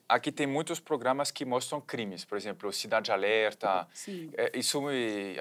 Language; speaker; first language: Portuguese; non-native, fluent; French